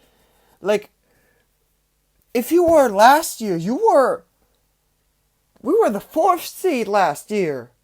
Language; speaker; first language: English; native; English